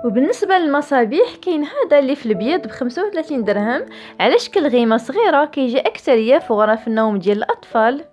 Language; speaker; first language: Arabic; native; Arabic